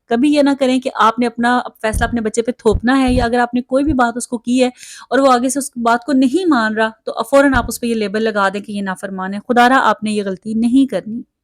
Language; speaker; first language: Urdu; native; Urdu